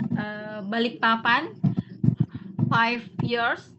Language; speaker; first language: English; non-native, learner; Indonesian